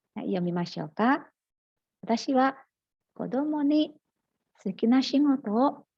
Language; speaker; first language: Japanese; non-native, fluent; Indonesian